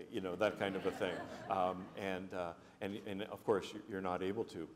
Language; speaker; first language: English; native; English